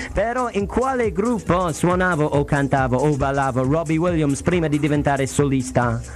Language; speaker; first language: Italian; non-native, fluent; English